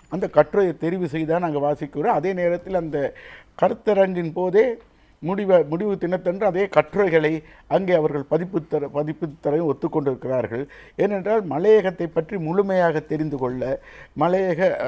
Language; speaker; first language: Tamil; native; Tamil